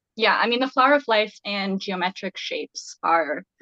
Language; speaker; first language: English; native; English